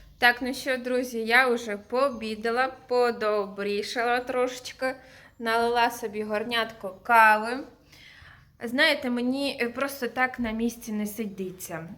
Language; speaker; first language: Ukrainian; native; Ukrainian